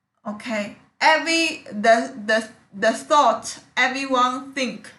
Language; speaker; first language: English; non-native, learner; Chinese